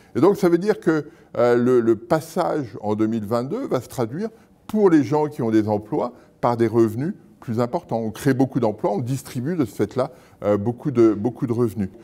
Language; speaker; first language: French; native; French